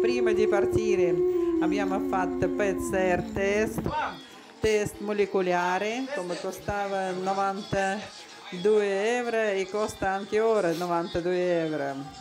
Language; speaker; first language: Italian; non-native, learner; Russian